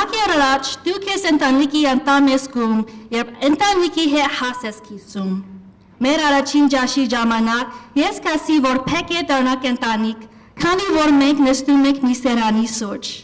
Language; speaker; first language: Armenian; non-native, learner; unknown